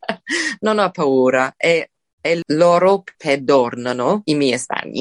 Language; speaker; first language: Italian; non-native, fluent; English